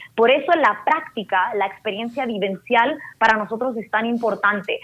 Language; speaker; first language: Spanish; native; Spanish